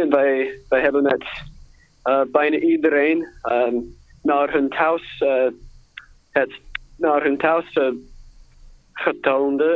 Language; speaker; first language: Dutch; non-native, learner; English